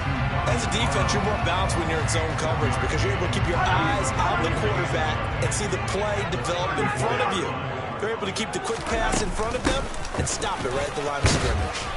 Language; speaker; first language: English; native; English